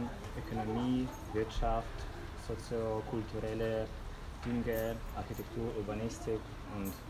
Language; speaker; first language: German; non-native, fluent; Russian